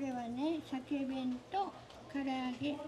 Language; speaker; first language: Japanese; native; Japanese